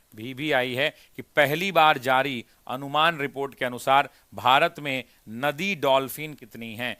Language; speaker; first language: Hindi; native; Hindi